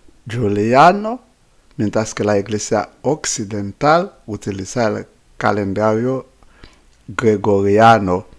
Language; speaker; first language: Spanish; non-native, fluent; Haitian Creole